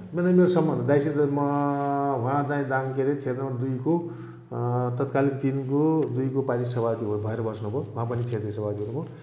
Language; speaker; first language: Nepali; native; Nepali